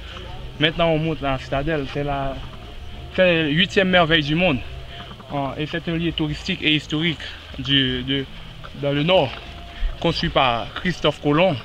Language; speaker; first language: French; non-native, local second language; Haitian Creole